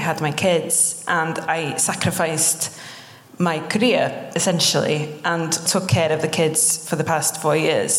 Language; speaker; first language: English; non-native, local second language; Welsh